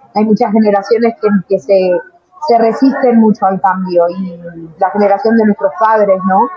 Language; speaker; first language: Spanish; native; Spanish